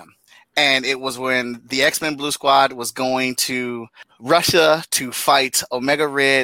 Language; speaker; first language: English; native; English